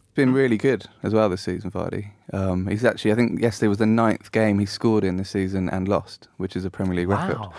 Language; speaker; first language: English; native; English